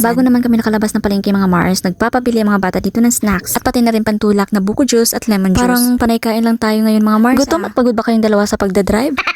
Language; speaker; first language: Filipino; non-native, local second language; Cebuano